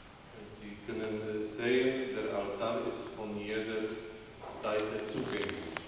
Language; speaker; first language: German; non-native, fluent; Polish